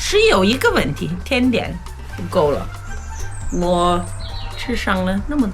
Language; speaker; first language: Chinese; non-native, fluent; English